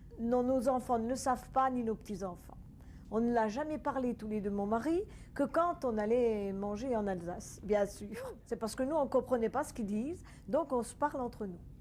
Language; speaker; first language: French; native; French